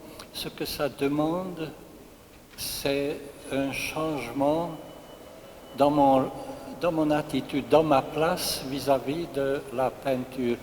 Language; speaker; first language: French; non-native, fluent; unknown